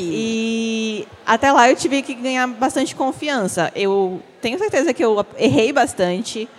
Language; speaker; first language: Portuguese; native; Portuguese